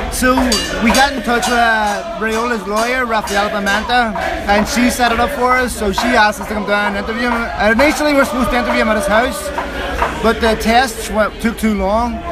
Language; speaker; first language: English; native; English